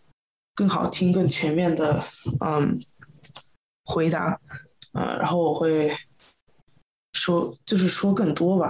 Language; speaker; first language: Chinese; early bilingual, heritage; Chinese